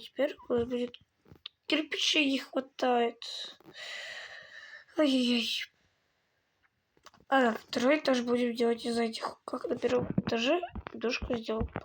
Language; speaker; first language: Russian; native; Russian